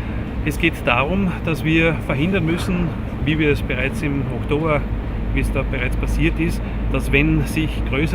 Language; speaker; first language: German; native; German